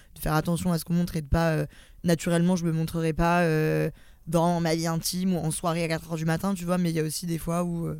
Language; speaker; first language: French; native; French